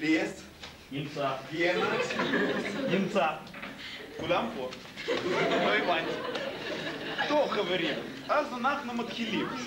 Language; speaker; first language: Hebrew; non-native, learner; Russian